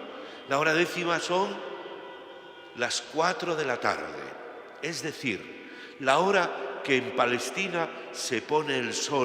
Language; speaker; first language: Spanish; native; Spanish